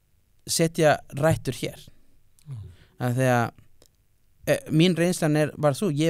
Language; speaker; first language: Icelandic; non-native, learner; Spanish